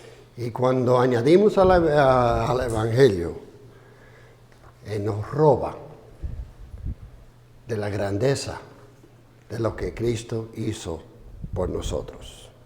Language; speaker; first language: Spanish; non-native, fluent; English